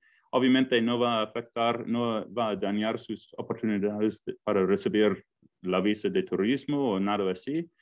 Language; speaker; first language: Spanish; non-native, fluent; English